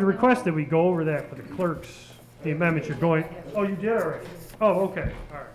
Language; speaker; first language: English; native; English